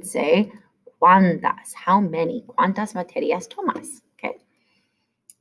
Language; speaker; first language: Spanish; non-native, fluent; English